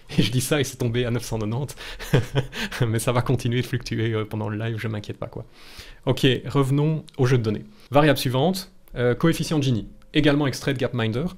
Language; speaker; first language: French; native; French